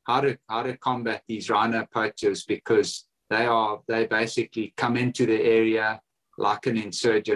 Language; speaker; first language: English; native; English